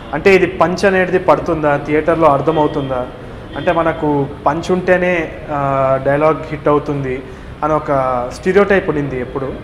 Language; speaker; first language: Telugu; native; Telugu